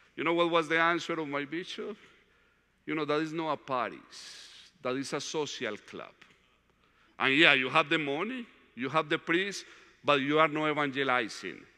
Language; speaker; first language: English; non-native, fluent; Spanish